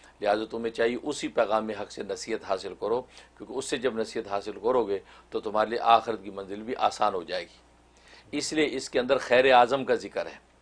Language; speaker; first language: Hindi; non-native, local second language; Kashmiri